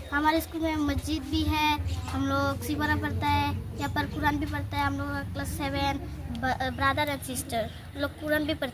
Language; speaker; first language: Hindi; non-native, local second language; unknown